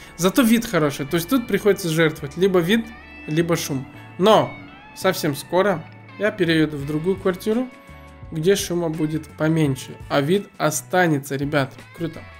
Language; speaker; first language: Russian; early bilingual, other home language; Azerbaijani